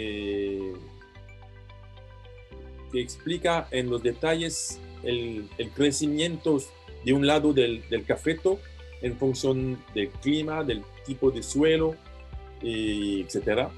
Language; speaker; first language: Spanish; non-native, fluent; French